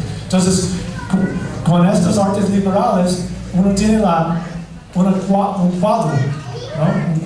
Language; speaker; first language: Spanish; non-native, fluent; English